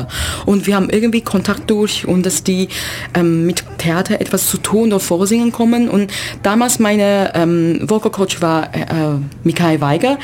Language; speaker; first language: German; non-native, learner; Chinese